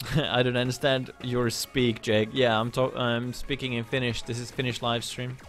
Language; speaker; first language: English; non-native, fluent; Finnish